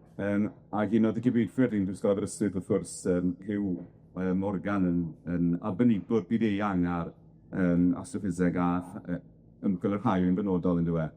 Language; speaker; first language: Welsh; native; Welsh